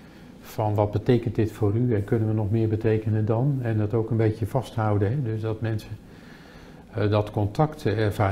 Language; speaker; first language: Dutch; native; Dutch